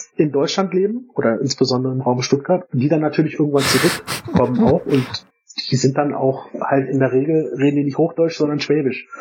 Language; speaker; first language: German; native; German